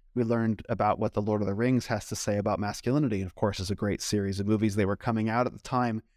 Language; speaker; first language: English; native; English